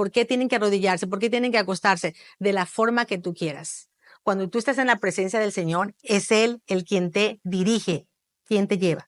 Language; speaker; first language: Spanish; native; Spanish